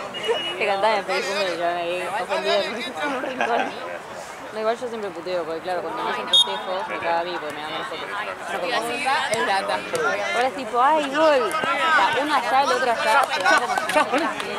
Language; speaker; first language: Spanish; native; Spanish